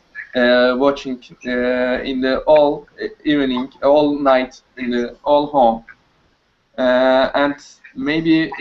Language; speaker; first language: English; non-native, learner; Turkish